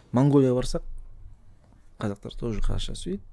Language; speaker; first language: Kazakh; non-native, local second language; Russian